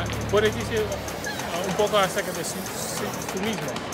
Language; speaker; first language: Spanish; non-native, learner; English